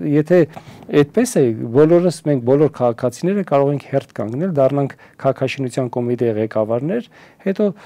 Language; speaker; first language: Armenian; early bilingual, heritage; Armenian